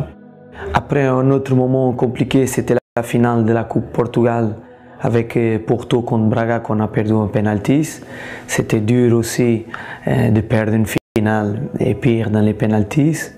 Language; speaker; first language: French; non-native, fluent; Portuguese